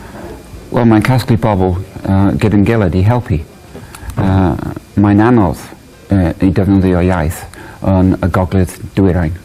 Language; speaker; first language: Welsh; non-native, learner; English